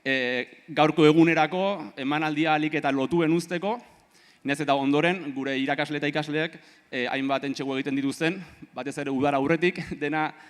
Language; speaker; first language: Basque; native; Basque